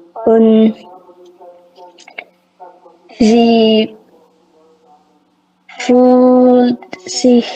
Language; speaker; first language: German; non-native, learner; Indonesian